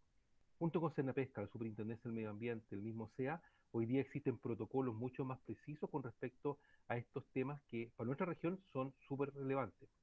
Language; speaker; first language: Spanish; native; Spanish